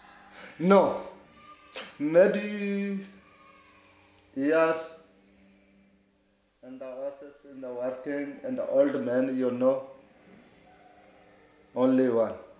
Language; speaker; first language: English; non-native, learner; Baluchi